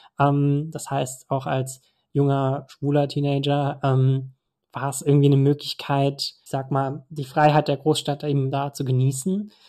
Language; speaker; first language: German; early bilingual, other home language; Turkish